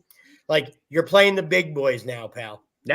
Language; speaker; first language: English; native; English